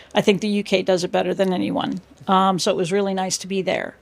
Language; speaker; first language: English; native; English